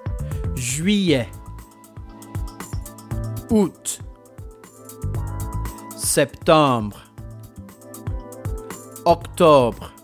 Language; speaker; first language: French; non-native, fluent; English